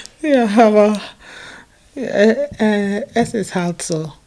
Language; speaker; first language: German; non-native, fluent; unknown